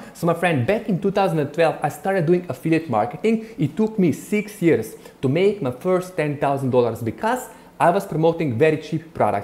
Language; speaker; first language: English; non-native, fluent; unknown